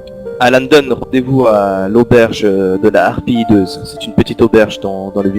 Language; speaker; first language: French; native; French